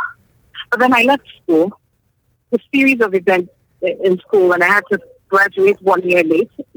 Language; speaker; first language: English; non-native, local second language; Yoruba